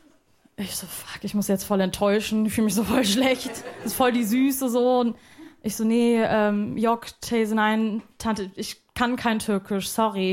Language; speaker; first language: German; early bilingual, other home language; Arabic